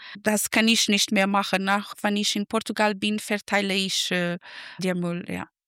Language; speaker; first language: German; non-native, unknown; Portuguese